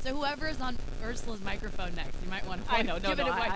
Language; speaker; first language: English; native; English